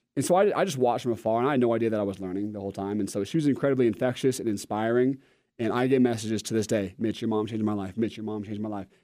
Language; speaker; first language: English; native; English